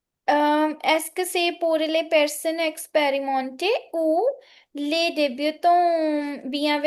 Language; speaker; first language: French; non-native, fluent; Punjabi